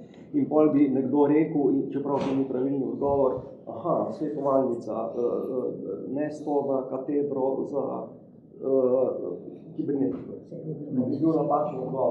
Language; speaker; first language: Slovenian; native; Slovenian